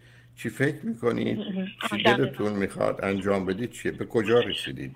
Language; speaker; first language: Persian; native; Persian